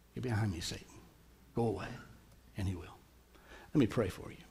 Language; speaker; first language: English; native; English